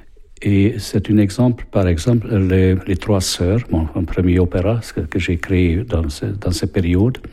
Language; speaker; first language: French; non-native, fluent; Hungarian